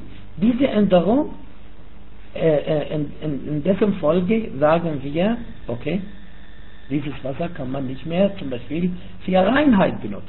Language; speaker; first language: German; non-native, fluent; Arabic